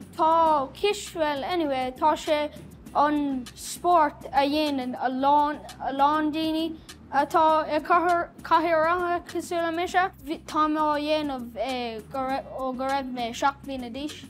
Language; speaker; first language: Irish; non-native, local second language; English